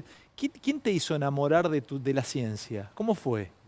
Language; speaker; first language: Spanish; native; Spanish